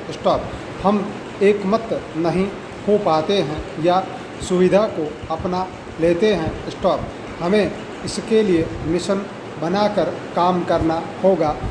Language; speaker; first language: Hindi; native; Hindi